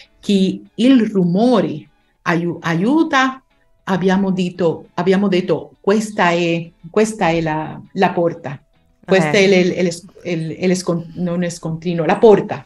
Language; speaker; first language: Italian; non-native, learner; Spanish